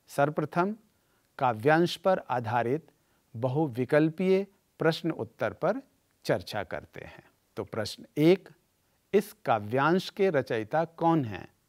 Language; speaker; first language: Hindi; native; Hindi